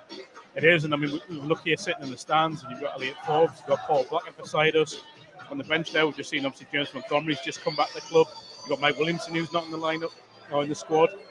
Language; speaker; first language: English; native; English